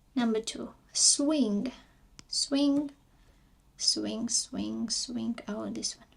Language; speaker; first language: English; non-native, fluent; Armenian